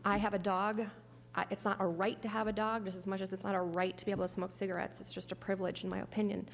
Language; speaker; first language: English; native; English